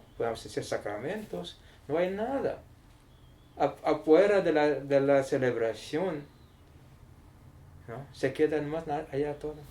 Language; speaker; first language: Spanish; non-native, learner; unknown